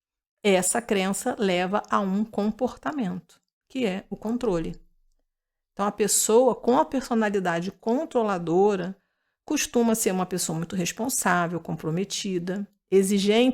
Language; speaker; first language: Portuguese; native; Portuguese